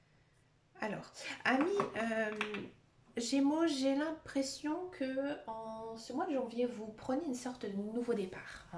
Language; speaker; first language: French; native; French